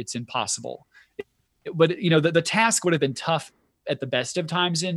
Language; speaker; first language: English; native; English